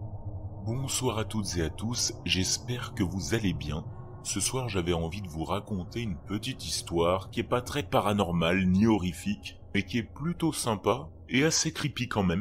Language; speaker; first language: French; native; French